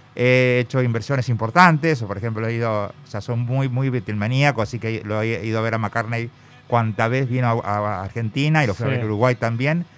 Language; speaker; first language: Spanish; native; Spanish